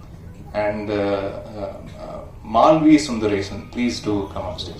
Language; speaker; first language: Tamil; native; Tamil